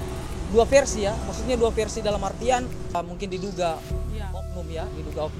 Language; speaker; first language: Indonesian; native; Indonesian